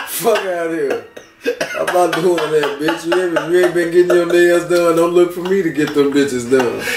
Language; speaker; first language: English; native; English